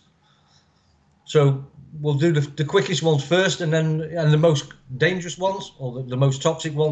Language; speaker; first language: English; native; English